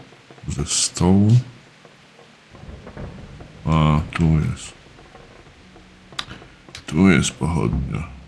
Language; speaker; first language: Polish; native; Polish